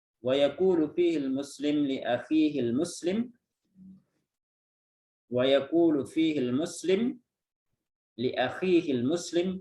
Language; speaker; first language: Arabic; non-native, fluent; Indonesian